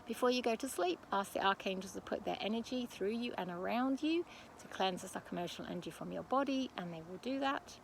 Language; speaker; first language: English; native; English